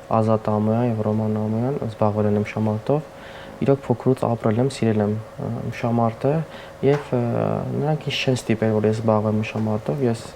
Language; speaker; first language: Armenian; non-native, local second language; Kurdish